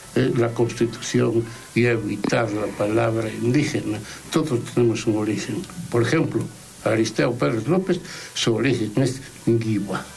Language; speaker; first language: Spanish; non-native, local second language; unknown